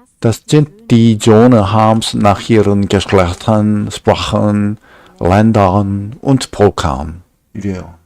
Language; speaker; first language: German; non-native, learner; Korean